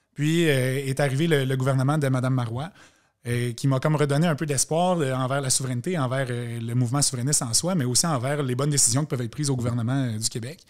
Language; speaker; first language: French; native; French